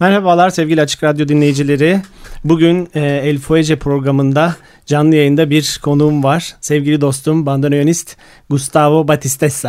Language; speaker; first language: Turkish; native; Turkish